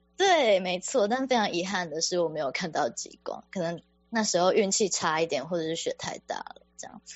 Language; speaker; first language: Chinese; native; Chinese